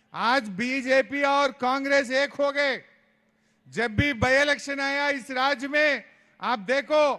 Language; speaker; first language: Hindi; non-native, local second language; Telugu